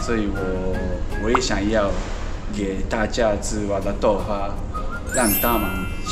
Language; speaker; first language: Chinese; non-native, learner; Japanese